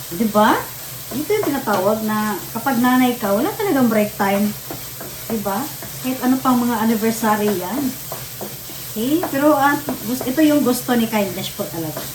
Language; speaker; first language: Filipino; non-native, local second language; Hiligaynon